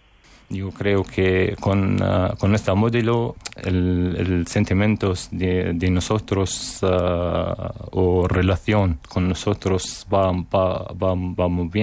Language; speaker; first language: Spanish; non-native, learner; Arabic